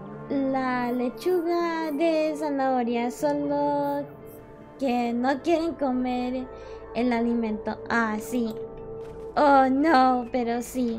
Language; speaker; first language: Spanish; non-native, learner; English